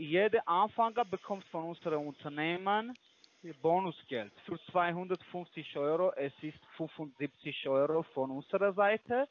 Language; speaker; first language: German; non-native, learner; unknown